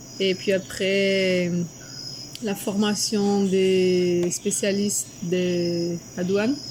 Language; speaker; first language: French; non-native, fluent; Portuguese